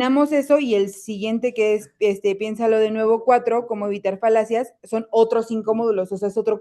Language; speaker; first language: Spanish; native; Spanish